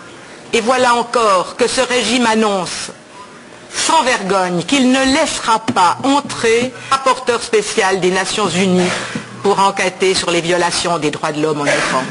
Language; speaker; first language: French; native; French